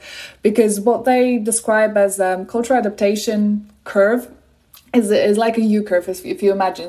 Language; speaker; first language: English; non-native, fluent; Polish